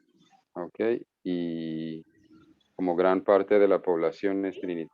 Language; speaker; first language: Spanish; non-native, fluent; English